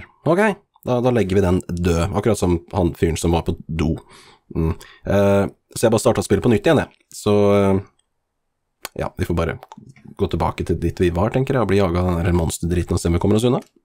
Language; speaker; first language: Norwegian; native; Norwegian